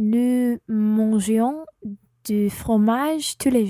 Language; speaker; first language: French; non-native, learner; English